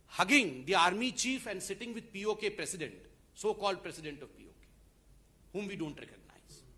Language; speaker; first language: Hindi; non-native, local second language; Odia